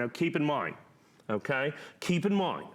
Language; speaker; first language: English; native; English